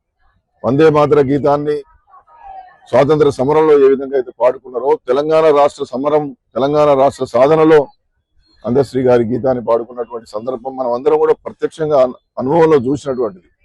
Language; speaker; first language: Telugu; native; Telugu